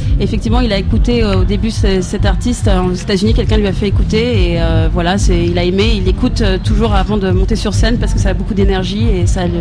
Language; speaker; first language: French; native; French